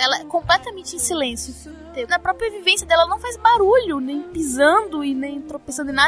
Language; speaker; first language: Portuguese; native; Portuguese